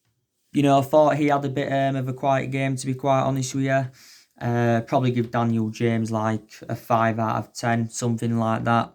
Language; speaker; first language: English; native; English